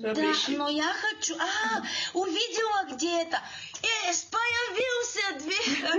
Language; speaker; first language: Russian; non-native, learner; Bulgarian